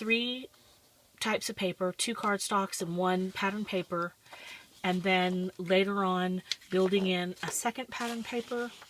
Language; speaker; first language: English; native; English